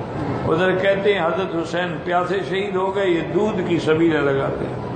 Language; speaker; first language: Urdu; native; Urdu